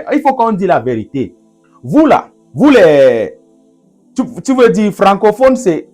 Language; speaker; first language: French; non-native, local second language; English